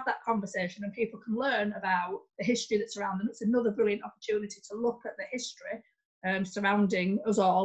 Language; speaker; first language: English; native; English